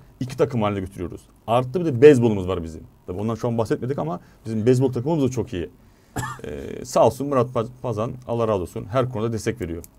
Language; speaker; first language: Turkish; native; Turkish